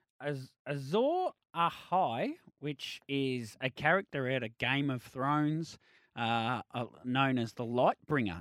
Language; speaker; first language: English; native; English